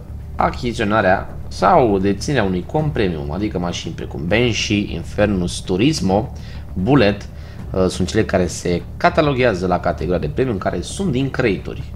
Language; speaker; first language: Romanian; native; Romanian